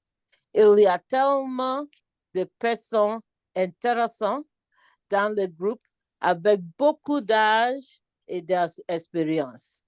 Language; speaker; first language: French; non-native, learner; Akan